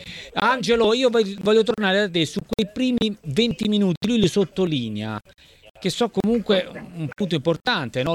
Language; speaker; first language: Italian; native; Italian